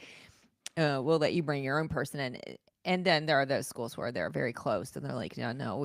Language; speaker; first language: English; native; English